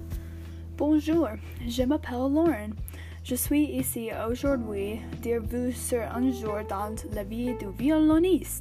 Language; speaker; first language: French; non-native, learner; English